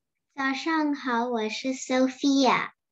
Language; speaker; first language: Chinese; early bilingual, heritage; Chinese